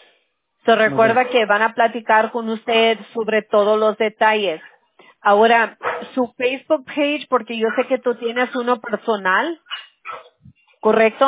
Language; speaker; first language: Spanish; non-native, local second language; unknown